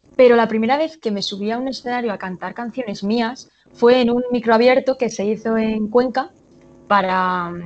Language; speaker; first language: Spanish; native; Spanish